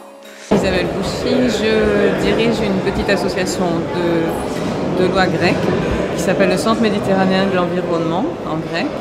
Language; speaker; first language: French; native; French